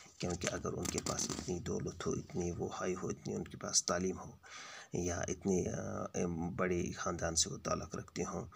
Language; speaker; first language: Hindi; native; Hindi